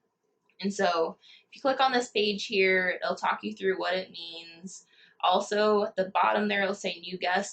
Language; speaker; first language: English; native; English